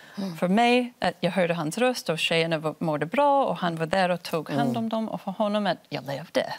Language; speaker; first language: Swedish; non-native, fluent; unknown